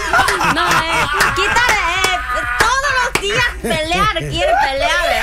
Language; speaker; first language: Spanish; non-native, learner; Korean